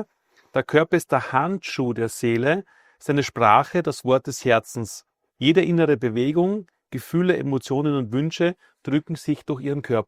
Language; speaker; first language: German; native; German